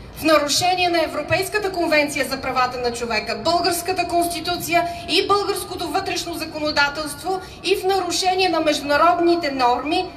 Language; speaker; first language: Bulgarian; native; Bulgarian